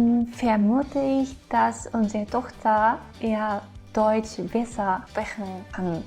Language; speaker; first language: German; non-native, fluent; Japanese